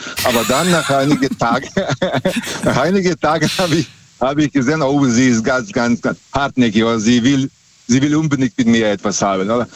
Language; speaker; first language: German; non-native, fluent; Serbian